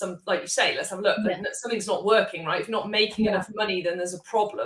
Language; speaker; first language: English; native; English